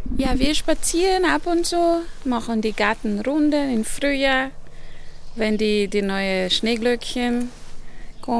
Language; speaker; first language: German; non-native, fluent; Portuguese